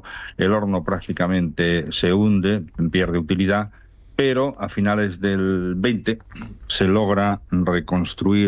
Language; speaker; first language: Spanish; native; Spanish